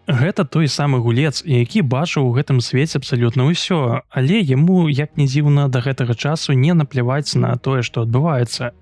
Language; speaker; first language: Belarusian; native; Belarusian